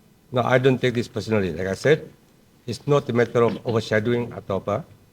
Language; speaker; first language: English; non-native, local second language; Malay